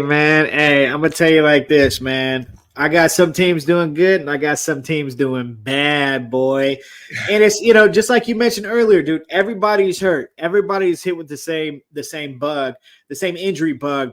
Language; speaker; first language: English; native; English